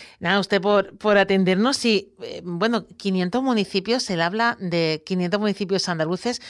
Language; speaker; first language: Spanish; native; Spanish